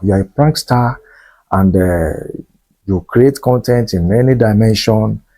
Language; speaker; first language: English; non-native, local second language; Yoruba